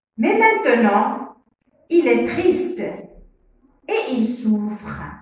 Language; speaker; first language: French; non-native, local second language; Arabic